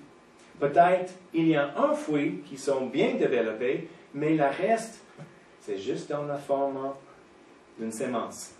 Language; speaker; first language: French; non-native, fluent; English